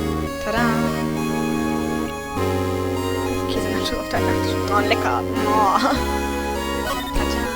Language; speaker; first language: German; native; German